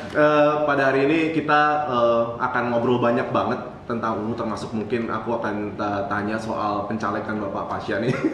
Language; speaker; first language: Indonesian; native; Indonesian